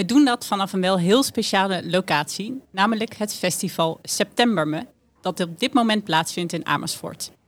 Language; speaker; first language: Dutch; native; Dutch